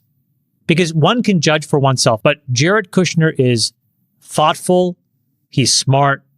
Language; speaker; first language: English; native; English